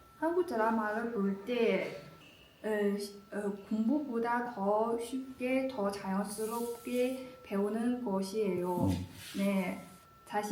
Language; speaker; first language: Korean; non-native, learner; Chinese